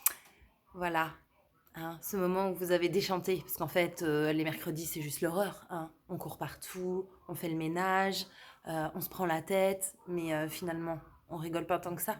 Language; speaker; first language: French; native; French